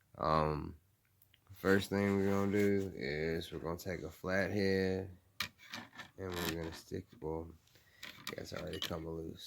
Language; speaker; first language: English; native; English